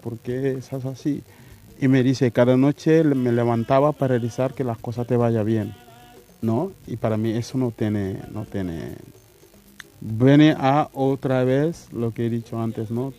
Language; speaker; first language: Spanish; non-native, fluent; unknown